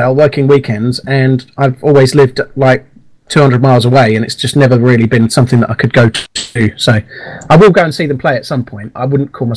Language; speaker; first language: English; native; English